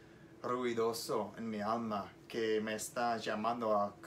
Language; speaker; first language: Spanish; non-native, learner; English